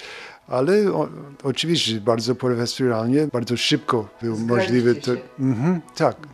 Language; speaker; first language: Polish; non-native, learner; English